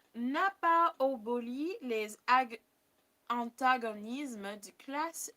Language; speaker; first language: French; non-native, learner; English